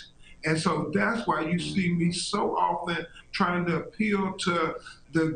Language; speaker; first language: English; native; English